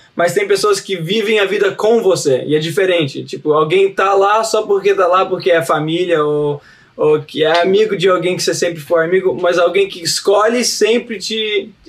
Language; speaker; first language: Portuguese; early bilingual, heritage; Portuguese